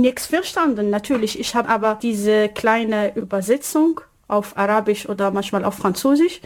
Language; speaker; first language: German; non-native, learner; Arabic